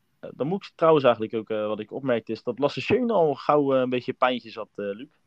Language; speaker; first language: Dutch; native; Dutch